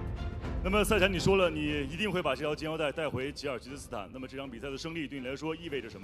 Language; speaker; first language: Chinese; native; Chinese